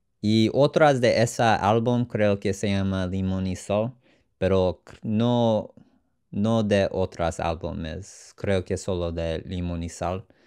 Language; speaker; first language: Spanish; non-native, learner; English